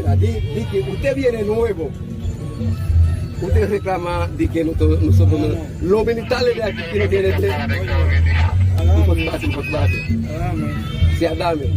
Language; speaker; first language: Spanish; non-native, learner; Haitian Creole